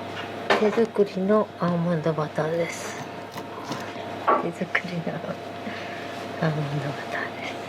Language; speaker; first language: Japanese; native; Japanese